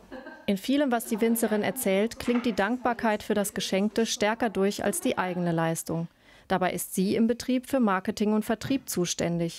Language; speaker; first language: German; native; German